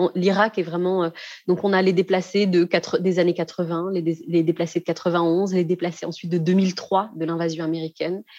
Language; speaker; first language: French; native; French